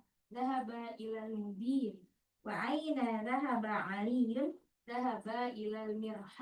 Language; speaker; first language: Arabic; non-native, learner; Indonesian